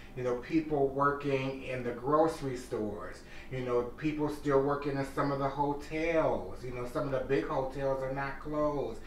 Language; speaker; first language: English; native; English